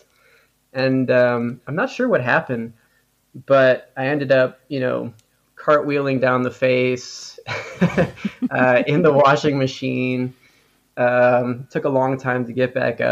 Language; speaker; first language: English; native; English